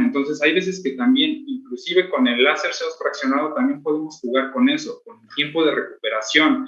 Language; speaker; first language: Spanish; native; Spanish